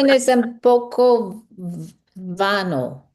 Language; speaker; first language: Spanish; non-native, learner; English